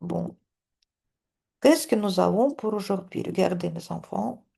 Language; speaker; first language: French; non-native, fluent; Russian